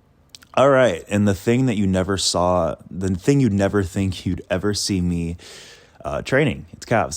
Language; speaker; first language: English; native; English